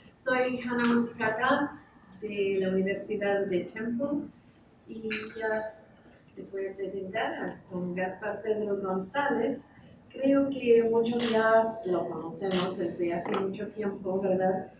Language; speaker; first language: Spanish; non-native, fluent; English